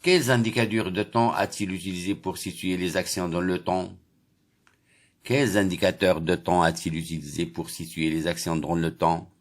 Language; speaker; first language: French; non-native, local second language; Arabic